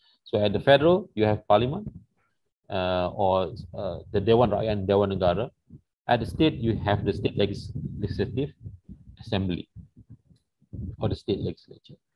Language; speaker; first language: English; non-native, local second language; Malay